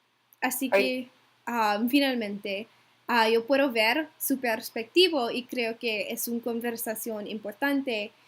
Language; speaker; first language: Spanish; non-native, learner; English